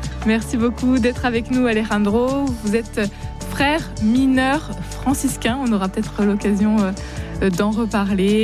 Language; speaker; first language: French; native; French